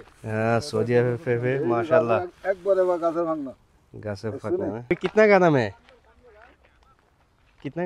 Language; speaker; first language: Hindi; non-native, learner; Bangla